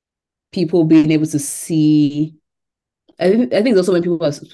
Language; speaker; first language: English; non-native, local second language; Yoruba